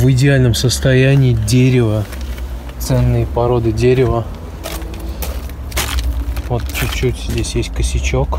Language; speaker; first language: Russian; native; Russian